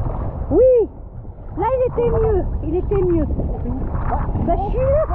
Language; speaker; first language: French; native; French